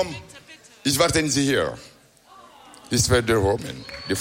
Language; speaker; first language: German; non-native, learner; French